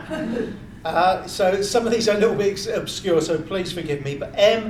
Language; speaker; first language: English; native; English